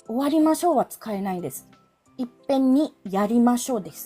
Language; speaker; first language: Japanese; non-native, fluent; Filipino